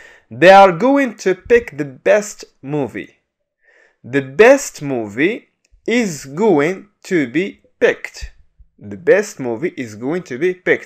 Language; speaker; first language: English; non-native, fluent; Arabic